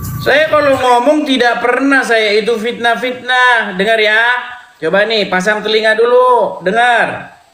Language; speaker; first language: Indonesian; non-native, local second language; Madurese